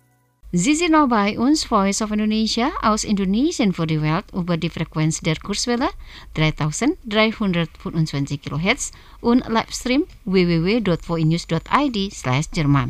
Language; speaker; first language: German; non-native, fluent; Indonesian